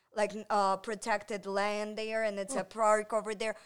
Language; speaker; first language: English; non-native, fluent; Ukrainian